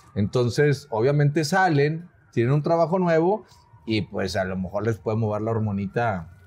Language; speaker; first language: Spanish; native; Spanish